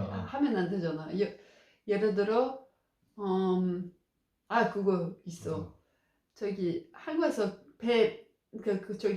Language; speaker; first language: Korean; non-native, learner; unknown